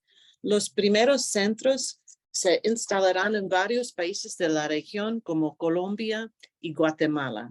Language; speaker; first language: Spanish; non-native, fluent; English